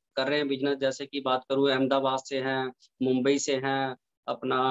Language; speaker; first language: Hindi; native; Hindi